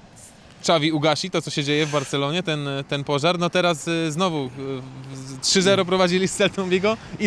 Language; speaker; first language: Polish; native; Polish